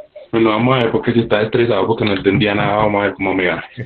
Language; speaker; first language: Spanish; native; Spanish